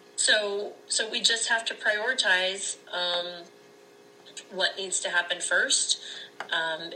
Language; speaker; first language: English; native; English